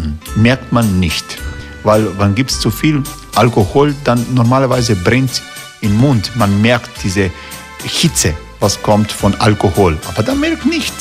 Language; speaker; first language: German; non-native, learner; Croatian